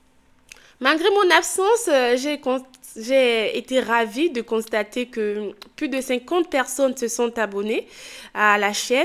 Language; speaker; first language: French; native; French